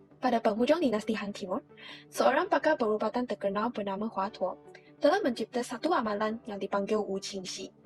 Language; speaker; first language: Malay; non-native, local second language; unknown